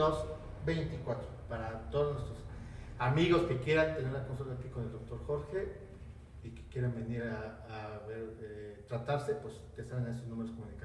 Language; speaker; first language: Spanish; native; Spanish